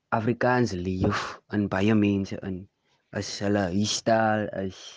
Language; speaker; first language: Afrikaans; non-native, local second language; English